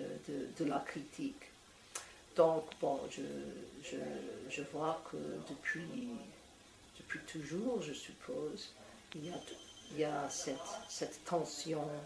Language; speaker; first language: French; non-native, fluent; English